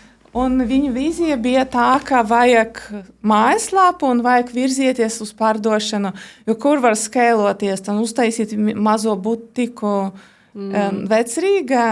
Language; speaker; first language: Latvian; non-native, local second language; Russian